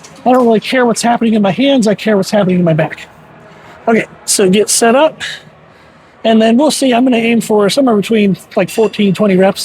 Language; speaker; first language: English; native; English